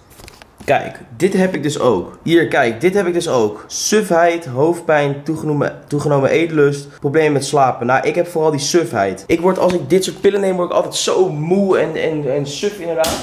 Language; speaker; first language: Dutch; native; Dutch